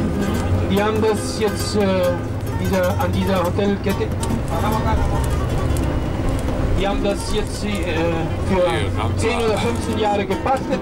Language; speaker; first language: German; non-native, fluent; Spanish